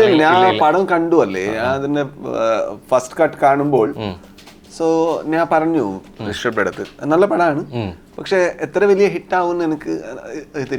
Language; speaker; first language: Malayalam; non-native, local second language; Kannada